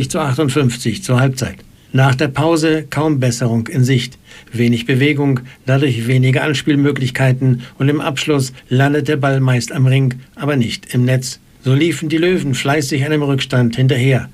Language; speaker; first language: German; native; German